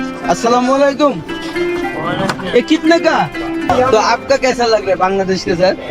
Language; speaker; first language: Hindi; non-native, learner; Bangla